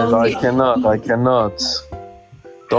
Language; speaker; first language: English; non-native, fluent; Turkish